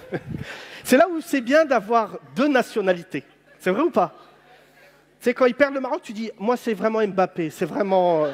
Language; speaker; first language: French; native; French